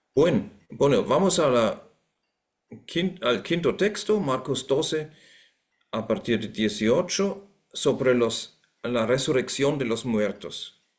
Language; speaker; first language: Spanish; non-native, fluent; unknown